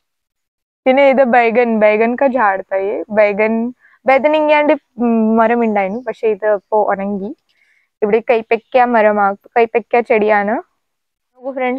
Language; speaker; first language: Malayalam; non-native, learner; Hindi